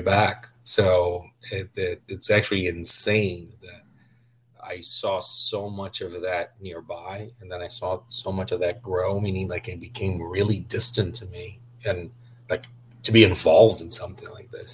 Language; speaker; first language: English; non-native, fluent; Portuguese